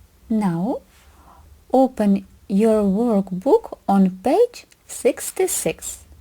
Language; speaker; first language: English; non-native, fluent; Ukrainian